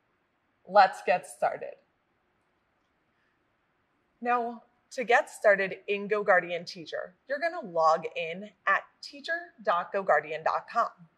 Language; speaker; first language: English; native; English